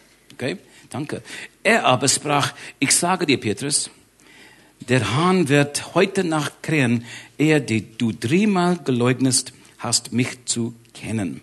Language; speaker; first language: German; non-native, learner; English